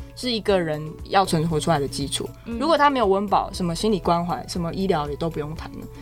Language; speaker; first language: Chinese; native; Chinese